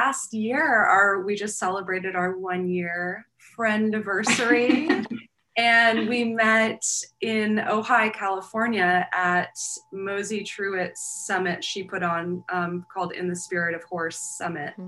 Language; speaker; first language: English; native; English